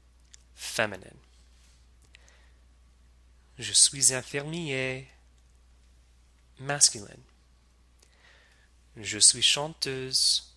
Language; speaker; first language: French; non-native, fluent; English